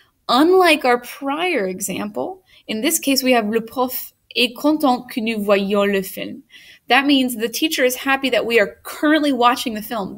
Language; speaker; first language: English; native; English